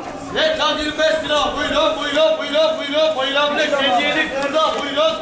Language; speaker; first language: Turkish; native; Turkish